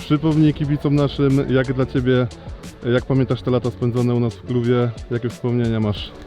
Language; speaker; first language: Polish; native; Polish